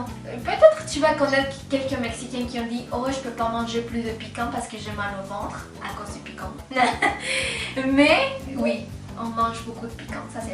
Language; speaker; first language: French; non-native, fluent; Spanish